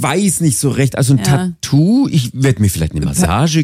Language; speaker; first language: German; native; German